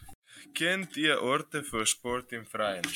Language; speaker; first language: German; non-native, learner; Croatian